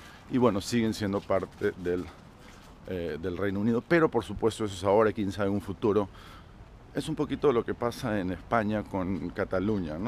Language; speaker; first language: Spanish; native; Spanish